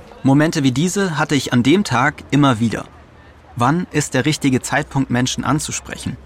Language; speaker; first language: German; native; German